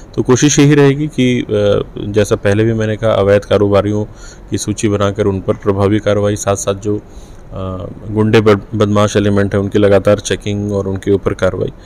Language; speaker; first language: Hindi; native; Hindi